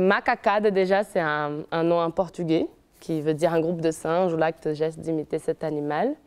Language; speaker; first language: French; non-native, fluent; Portuguese